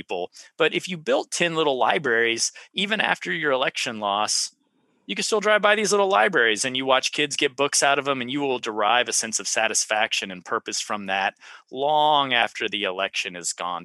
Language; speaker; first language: English; native; English